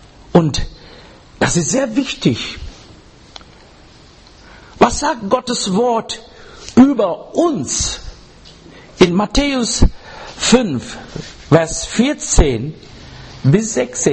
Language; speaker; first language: German; non-native, fluent; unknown